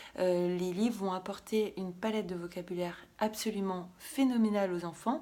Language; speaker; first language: French; native; French